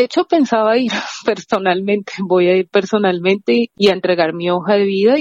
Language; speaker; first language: Spanish; native; Spanish